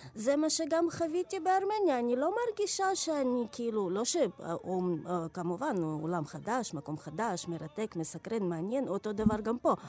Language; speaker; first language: Hebrew; non-native, fluent; Ukrainian